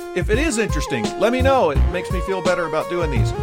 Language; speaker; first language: English; non-native, fluent; Persian